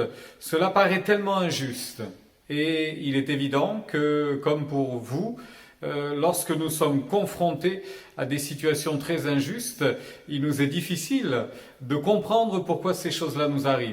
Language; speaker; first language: French; native; French